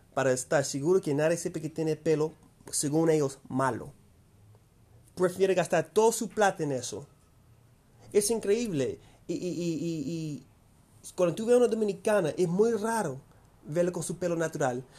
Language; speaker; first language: Spanish; non-native, fluent; English